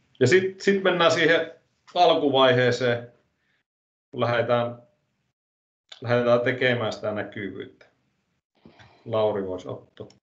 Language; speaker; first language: Finnish; native; Finnish